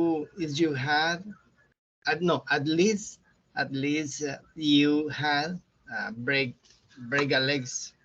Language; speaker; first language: English; non-native, learner; Spanish